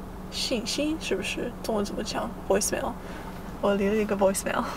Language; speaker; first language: Chinese; early bilingual, heritage; Chinese